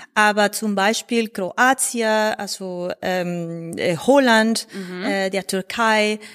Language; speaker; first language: German; non-native, learner; Spanish